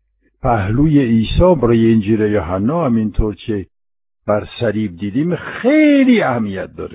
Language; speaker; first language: Persian; non-native, fluent; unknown